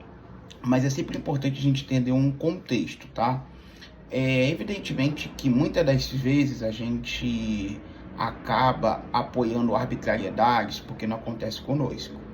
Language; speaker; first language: Portuguese; native; Portuguese